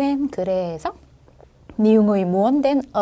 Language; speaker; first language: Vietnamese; non-native, fluent; Korean